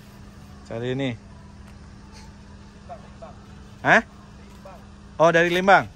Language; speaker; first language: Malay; non-native, local second language; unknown